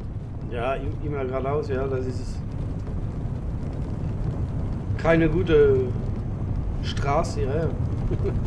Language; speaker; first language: German; non-native, learner; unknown